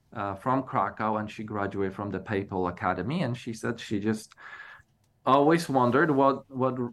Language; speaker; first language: English; non-native, fluent; Polish